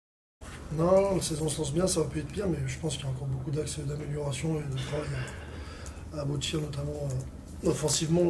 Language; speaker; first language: French; native; French